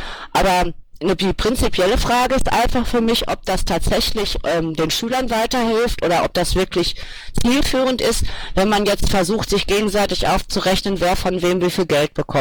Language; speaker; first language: German; native; German